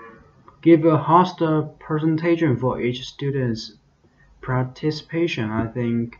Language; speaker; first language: English; non-native, learner; Chinese